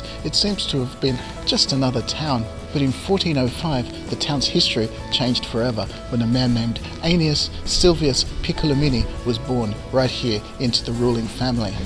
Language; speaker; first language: English; native; English